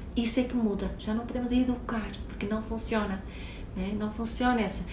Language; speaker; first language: Portuguese; non-native, fluent; Swedish